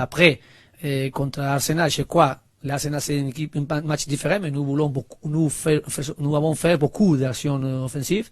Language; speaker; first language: French; non-native, learner; Spanish